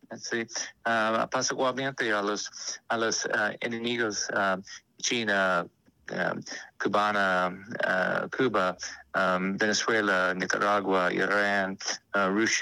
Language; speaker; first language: Spanish; non-native, learner; English